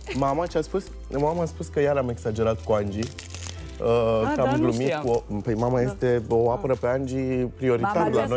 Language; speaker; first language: Romanian; native; Romanian